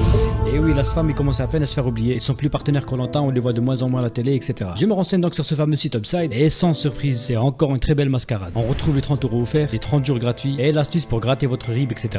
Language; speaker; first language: French; native; French